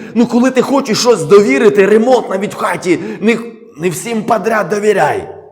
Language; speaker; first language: Ukrainian; non-native, local second language; Russian